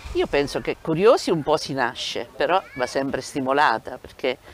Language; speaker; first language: Italian; native; Italian